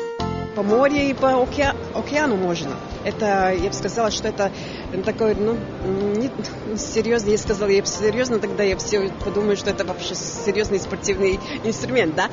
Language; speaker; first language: Russian; non-native, fluent; Latvian